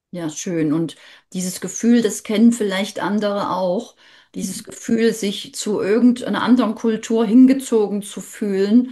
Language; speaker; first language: German; native; German